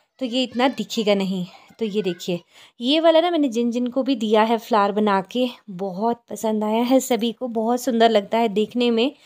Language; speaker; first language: Hindi; native; Hindi